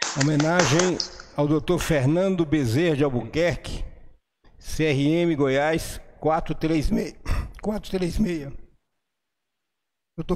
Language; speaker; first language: Portuguese; native; Portuguese